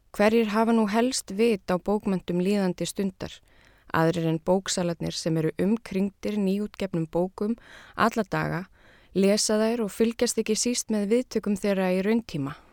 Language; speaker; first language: Icelandic; native; Icelandic